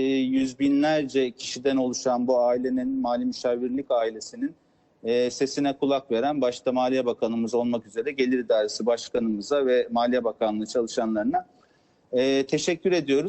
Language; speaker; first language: Turkish; native; Turkish